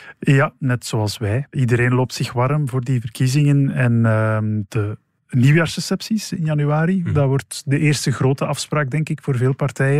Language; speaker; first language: Dutch; native; Dutch